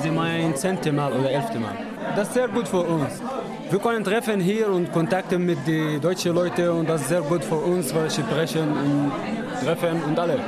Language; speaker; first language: German; non-native, learner; Arabic